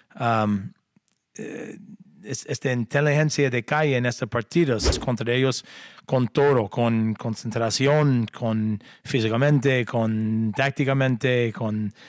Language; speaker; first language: Spanish; non-native, learner; English